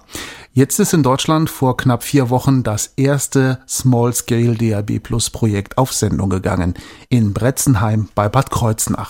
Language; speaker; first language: German; native; German